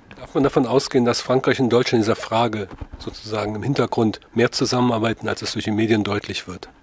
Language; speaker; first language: German; native; German